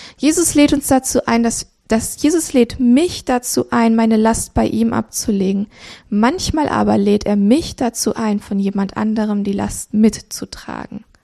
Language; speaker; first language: German; early bilingual, other home language; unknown